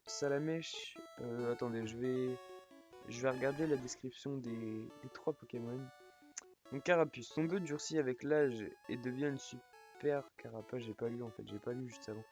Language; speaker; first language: French; native; French